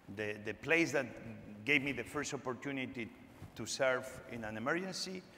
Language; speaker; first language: English; non-native, fluent; Spanish